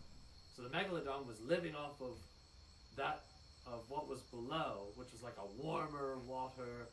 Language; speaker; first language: English; native; English